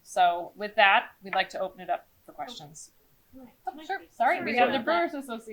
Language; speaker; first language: English; native; English